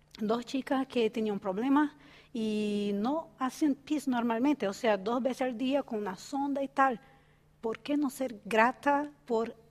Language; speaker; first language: Spanish; non-native, fluent; Portuguese